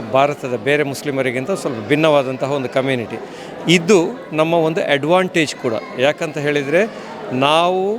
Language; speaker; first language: Kannada; non-native, local second language; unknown